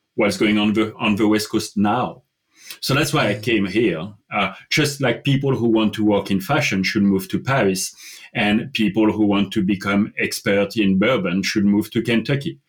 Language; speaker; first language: English; non-native, fluent; French